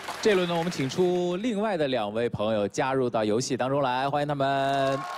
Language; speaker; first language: Chinese; native; Chinese